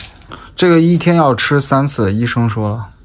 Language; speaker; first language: Chinese; native; Chinese